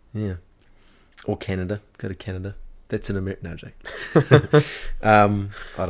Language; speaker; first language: English; native; English